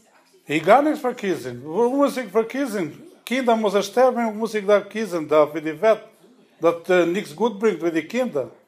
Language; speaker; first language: Dutch; non-native, learner; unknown